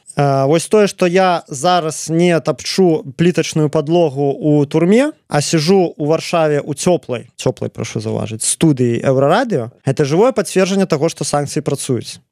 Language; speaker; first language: Belarusian; native; Belarusian